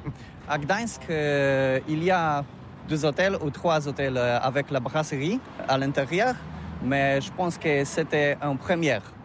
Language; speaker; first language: French; non-native, learner; Polish